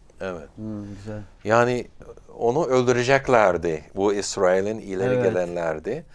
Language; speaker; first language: Turkish; non-native, fluent; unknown